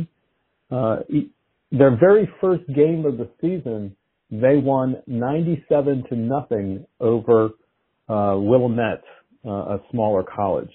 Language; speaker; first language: English; native; English